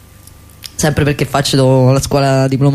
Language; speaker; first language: Italian; native; Italian